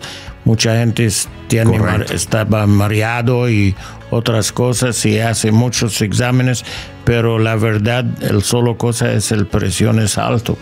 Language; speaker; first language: Spanish; non-native, learner; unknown